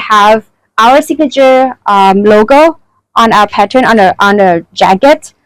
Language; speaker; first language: English; non-native, fluent; Thai